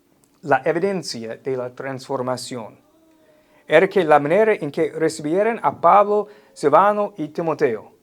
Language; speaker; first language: Spanish; non-native, fluent; English